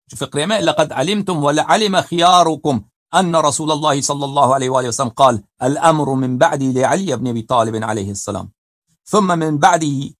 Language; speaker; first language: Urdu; non-native, fluent; Persian